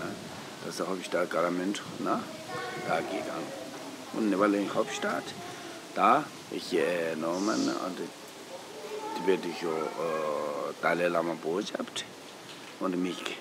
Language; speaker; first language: German; non-native, learner; Tibetan